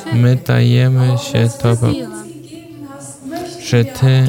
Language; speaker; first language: Polish; non-native, fluent; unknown